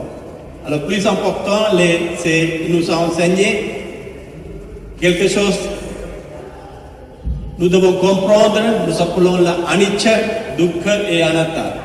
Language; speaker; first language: French; non-native, fluent; Sinhala